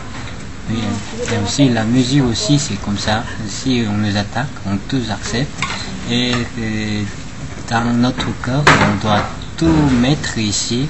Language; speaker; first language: French; non-native, learner; Korean